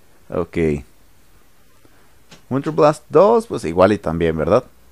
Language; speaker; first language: Spanish; native; Spanish